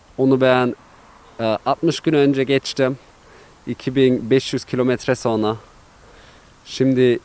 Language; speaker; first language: Turkish; early bilingual, heritage; Turkish